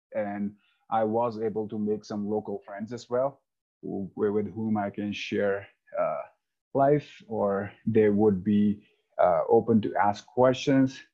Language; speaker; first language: English; non-native, local second language; Hindi